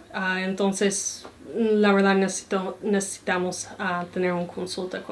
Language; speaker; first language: Spanish; non-native, fluent; English